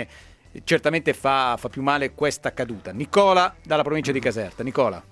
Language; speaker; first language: Italian; native; Italian